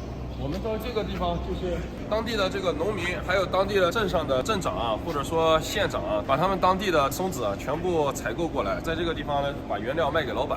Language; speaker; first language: Chinese; native; Chinese